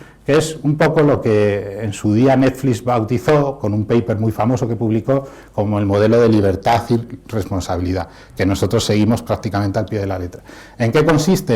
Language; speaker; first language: Spanish; native; Spanish